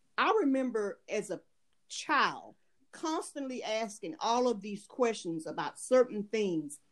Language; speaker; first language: English; native; English